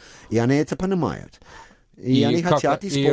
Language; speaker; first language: Russian; non-native, fluent; English